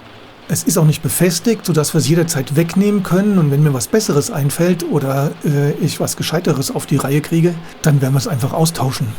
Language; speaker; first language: German; native; German